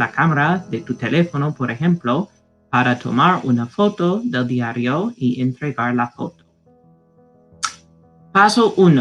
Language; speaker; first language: Spanish; non-native, fluent; English